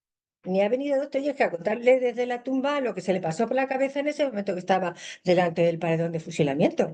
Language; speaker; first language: Spanish; native; Spanish